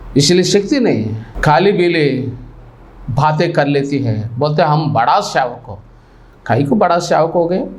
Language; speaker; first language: Hindi; non-native, local second language; Telugu